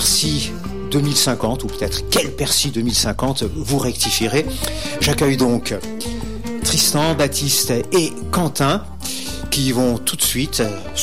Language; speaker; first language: French; native; French